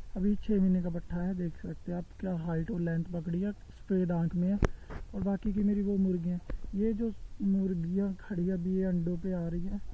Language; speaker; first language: Hindi; non-native, local second language; Punjabi